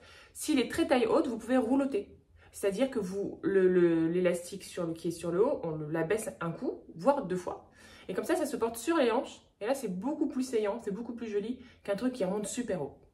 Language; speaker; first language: French; native; French